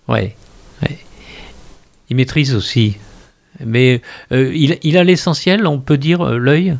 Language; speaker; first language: French; native; French